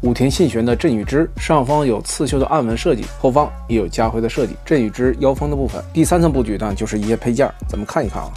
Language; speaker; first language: Chinese; native; Chinese